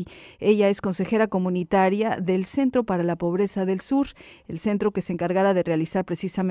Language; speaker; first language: Spanish; native; Spanish